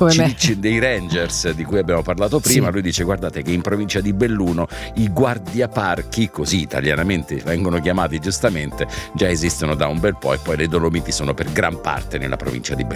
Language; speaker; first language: Italian; native; Italian